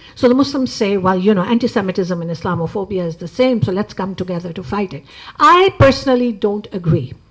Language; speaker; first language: English; non-native, local second language; Urdu